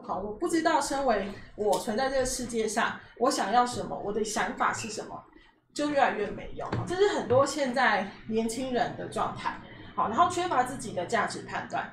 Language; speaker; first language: Chinese; native; Chinese